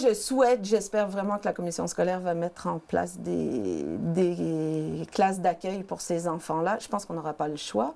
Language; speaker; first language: French; native; French